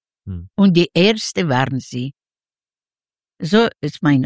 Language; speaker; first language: German; non-native, learner; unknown